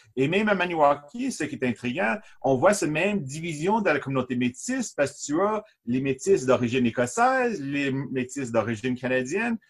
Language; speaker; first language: French; native; French